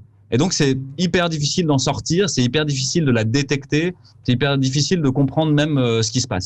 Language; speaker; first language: French; native; French